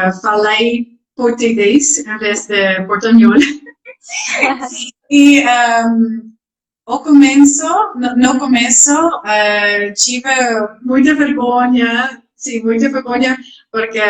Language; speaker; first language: Portuguese; non-native, learner; Dutch